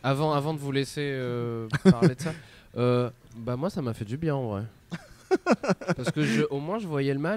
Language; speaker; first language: French; native; French